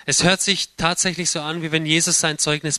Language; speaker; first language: German; native; German